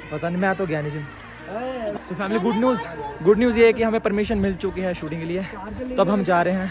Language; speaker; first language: Hindi; native; Hindi